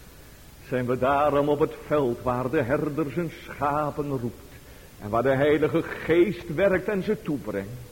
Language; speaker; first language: Dutch; native; Dutch